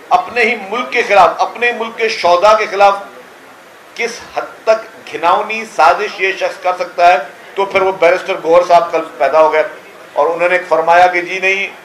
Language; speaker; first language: Urdu; non-native, local second language; Sindhi